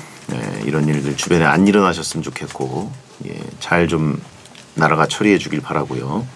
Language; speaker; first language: Korean; native; Korean